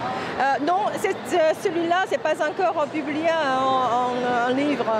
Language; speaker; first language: French; non-native, fluent; Korean